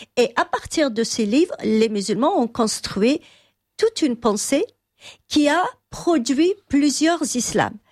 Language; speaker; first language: French; non-native, local second language; Arabic